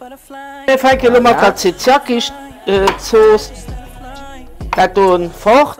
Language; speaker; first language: German; non-native, learner; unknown